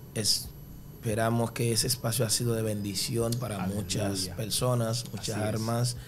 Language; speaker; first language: Spanish; early bilingual, other home language; Haitian Creole